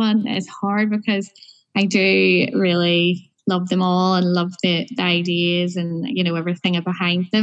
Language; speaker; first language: English; native; English